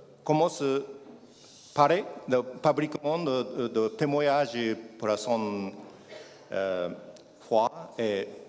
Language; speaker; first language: French; non-native, learner; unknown